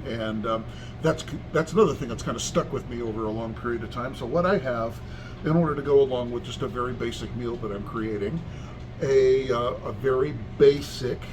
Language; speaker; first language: English; native; English